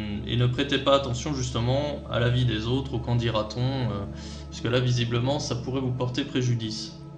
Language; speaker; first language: French; native; French